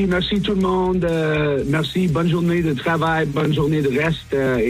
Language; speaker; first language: French; non-native, learner; English